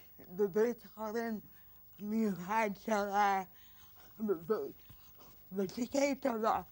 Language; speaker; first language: Hebrew; non-native, learner; English